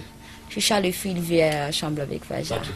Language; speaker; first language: French; non-native, learner; Malagasy